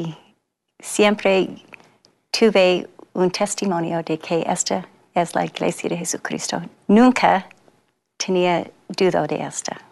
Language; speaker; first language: Spanish; non-native, learner; English